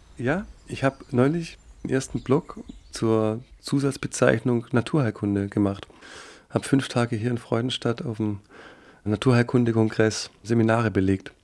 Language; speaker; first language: German; native; German